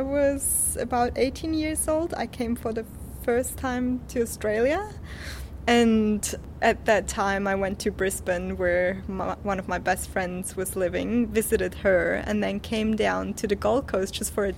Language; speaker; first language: English; non-native, fluent; Swiss German